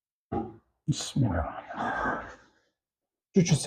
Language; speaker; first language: Russian; non-native, local second language; Tajik